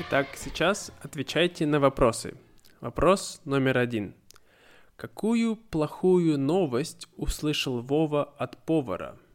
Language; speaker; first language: Russian; native; Russian